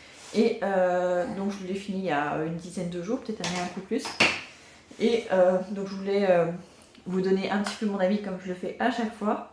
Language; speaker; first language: French; native; French